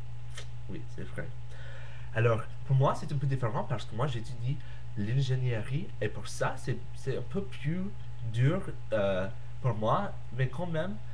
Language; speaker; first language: French; non-native, learner; English